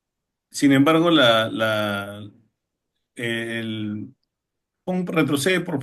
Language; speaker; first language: Spanish; native; Spanish